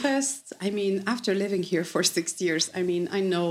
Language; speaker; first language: English; non-native, fluent; Polish